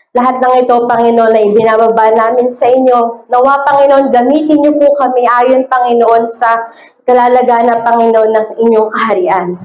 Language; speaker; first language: Filipino; native; Filipino